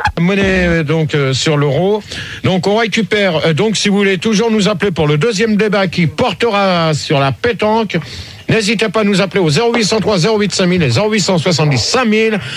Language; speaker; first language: French; native; French